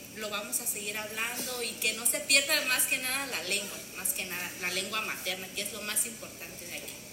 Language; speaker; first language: Spanish; non-native, local second language; Zapotec